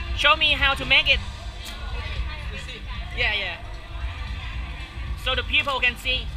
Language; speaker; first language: English; non-native, learner; Thai